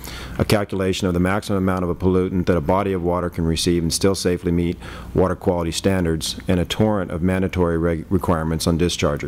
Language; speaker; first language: English; native; English